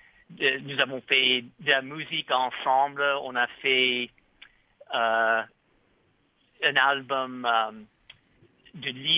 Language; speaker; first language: French; non-native, fluent; English